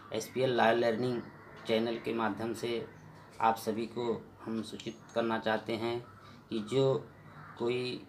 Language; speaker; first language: Hindi; native; Hindi